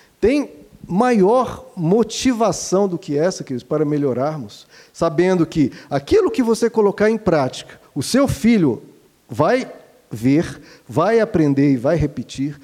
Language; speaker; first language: Portuguese; native; Portuguese